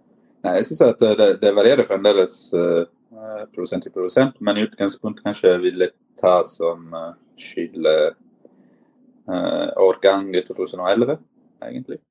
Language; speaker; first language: Norwegian; non-native, fluent; Italian